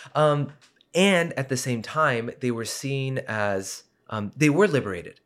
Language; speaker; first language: English; native; English